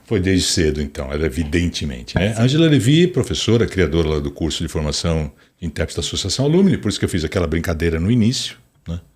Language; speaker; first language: Portuguese; native; Portuguese